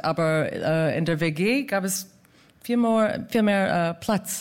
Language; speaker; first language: German; non-native, fluent; English